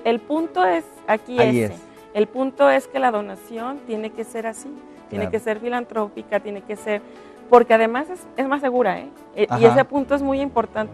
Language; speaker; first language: Spanish; native; Spanish